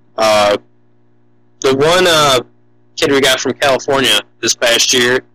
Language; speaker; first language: English; native; English